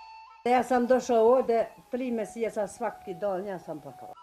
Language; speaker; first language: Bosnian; non-native, learner; Albanian